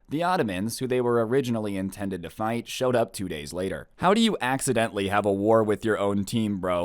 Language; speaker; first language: English; native; English